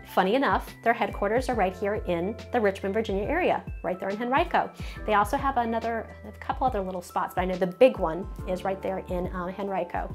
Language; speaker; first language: English; native; English